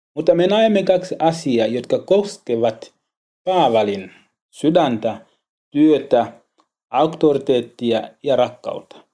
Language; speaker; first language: Finnish; non-native, learner; Swahili